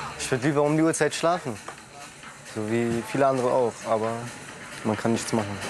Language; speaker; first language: German; early bilingual, other home language; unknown